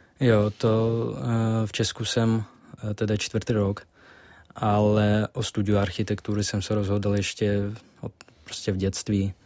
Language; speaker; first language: Czech; non-native, fluent; Russian